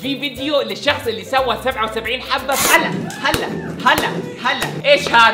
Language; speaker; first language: Arabic; native; Arabic